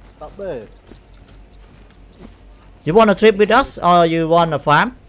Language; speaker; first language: English; non-native, learner; Khmer